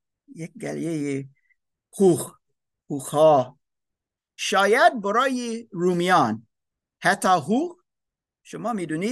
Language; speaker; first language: Persian; non-native, learner; English